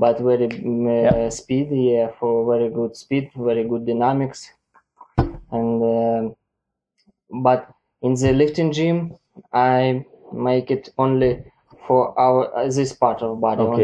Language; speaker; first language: English; non-native, learner; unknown